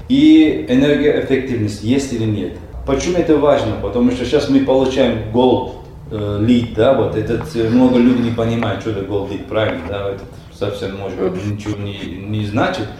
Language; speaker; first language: Russian; non-native, learner; Turkish